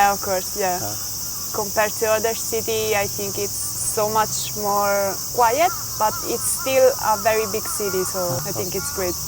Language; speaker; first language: English; non-native, fluent; Italian